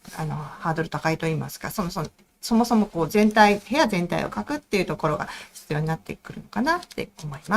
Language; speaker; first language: Japanese; native; Japanese